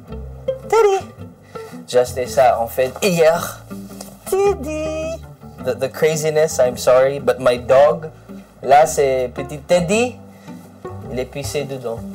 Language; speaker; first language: French; non-native, learner; English